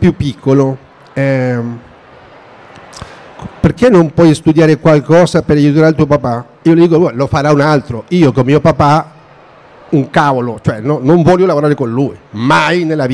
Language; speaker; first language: Italian; non-native, fluent; Spanish